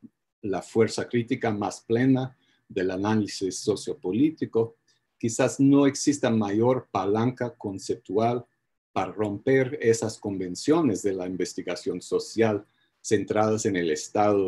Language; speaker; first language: Spanish; non-native, fluent; English